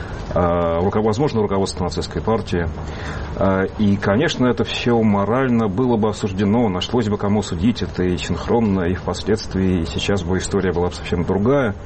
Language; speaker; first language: Russian; native; Russian